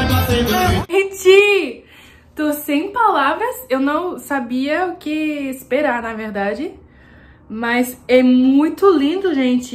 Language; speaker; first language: Portuguese; non-native, fluent; French